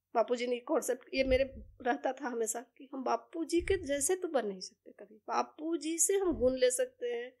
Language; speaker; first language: Hindi; native; Hindi